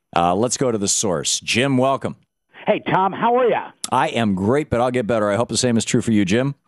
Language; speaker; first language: English; native; English